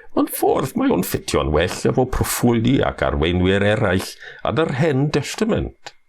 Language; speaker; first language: Welsh; non-native, fluent; English